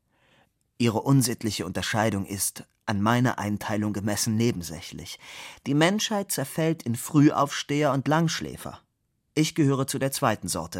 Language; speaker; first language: German; native; German